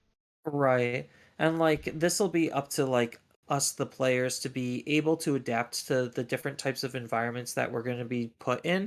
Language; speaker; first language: English; native; English